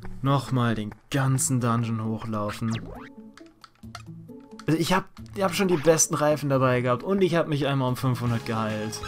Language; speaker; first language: German; native; German